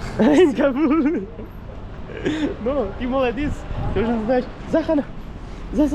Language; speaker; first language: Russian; non-native, learner; Pashto